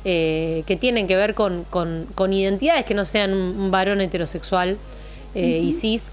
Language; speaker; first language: Spanish; native; Spanish